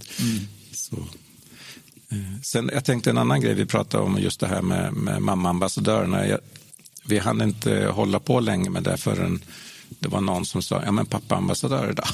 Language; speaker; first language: Swedish; native; Swedish